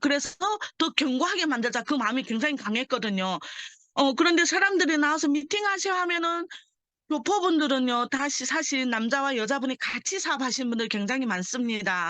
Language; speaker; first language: Korean; early bilingual, heritage; Korean